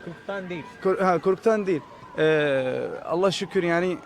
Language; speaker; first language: Turkish; non-native, learner; Arabic